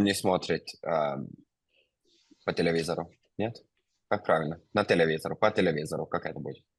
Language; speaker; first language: Russian; non-native, fluent; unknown